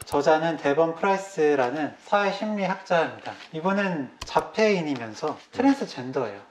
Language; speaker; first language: Korean; native; Korean